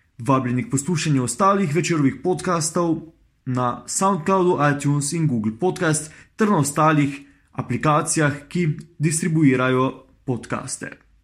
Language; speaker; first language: Slovenian; native; Slovenian